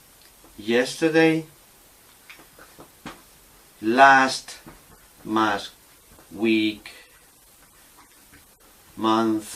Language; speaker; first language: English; non-native, fluent; Spanish